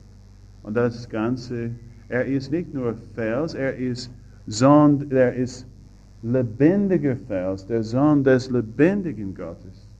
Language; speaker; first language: German; non-native, fluent; English